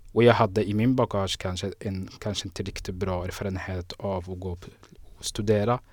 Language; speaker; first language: Swedish; non-native, fluent; Somali